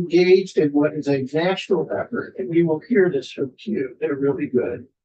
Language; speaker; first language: English; native; English